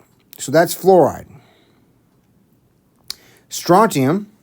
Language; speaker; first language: English; native; English